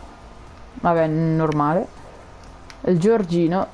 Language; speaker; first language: Italian; native; Italian